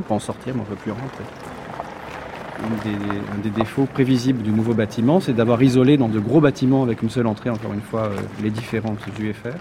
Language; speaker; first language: French; native; French